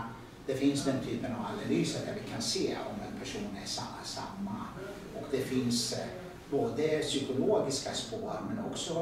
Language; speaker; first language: Swedish; non-native, fluent; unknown